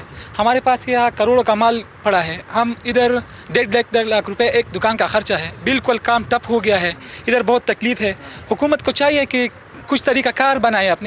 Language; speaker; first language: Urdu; non-native, fluent; Pashto